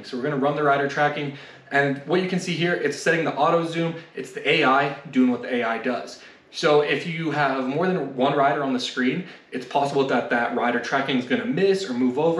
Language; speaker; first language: English; native; English